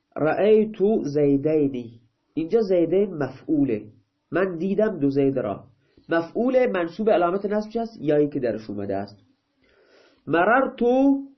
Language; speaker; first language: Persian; non-native, local second language; Baluchi